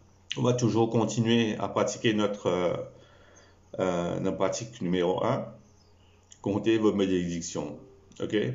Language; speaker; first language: French; non-native, local second language; Morisyen